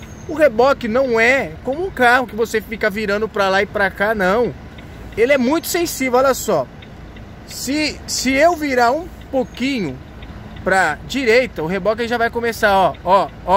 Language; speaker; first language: Portuguese; native; Portuguese